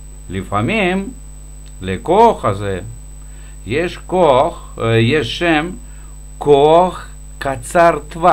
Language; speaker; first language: Hebrew; non-native, fluent; Russian